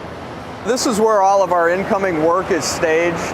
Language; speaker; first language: English; native; English